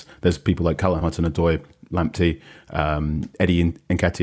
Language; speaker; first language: English; native; English